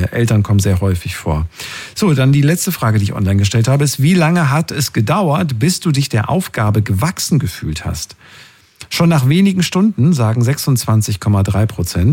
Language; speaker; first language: German; native; German